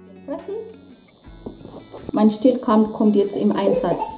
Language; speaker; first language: German; non-native, fluent; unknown